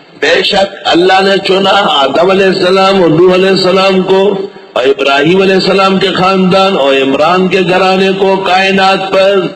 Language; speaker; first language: Urdu; non-native, local second language; Pashto